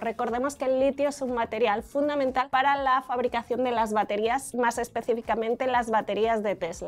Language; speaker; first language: Spanish; native; Spanish